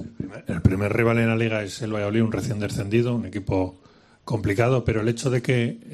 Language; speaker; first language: Spanish; native; Spanish